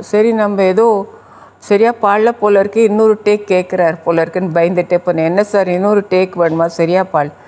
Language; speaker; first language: Tamil; native; Tamil